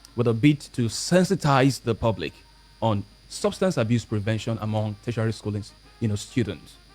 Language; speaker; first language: English; non-native, local second language; Yoruba